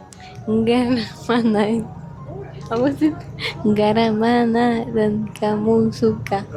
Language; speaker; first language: Indonesian; non-native, learner; Czech